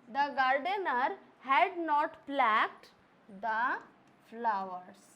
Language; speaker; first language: English; non-native, local second language; Bangla